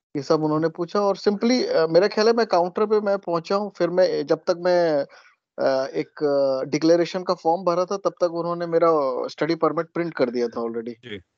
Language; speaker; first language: Hindi; native; Hindi